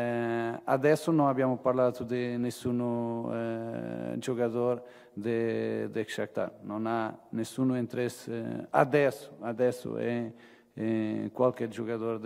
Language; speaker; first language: Italian; non-native, fluent; Portuguese